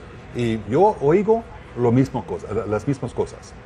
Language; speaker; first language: Spanish; non-native, learner; English